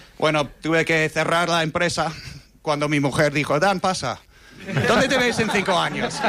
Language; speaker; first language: Spanish; non-native, fluent; English